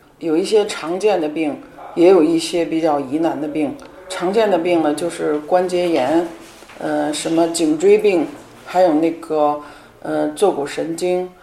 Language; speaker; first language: Chinese; native; Chinese